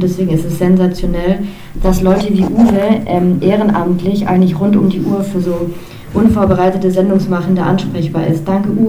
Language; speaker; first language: German; native; German